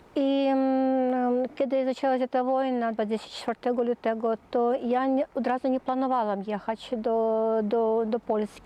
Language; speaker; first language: Polish; early bilingual, heritage; Polish